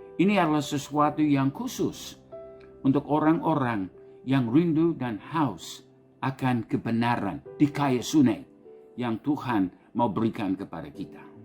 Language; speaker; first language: Indonesian; non-native, fluent; English